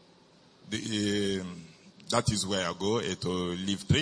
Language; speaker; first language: English; non-native, fluent; French